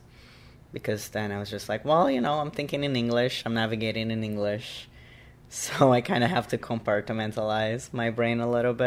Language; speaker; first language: English; non-native, fluent; Portuguese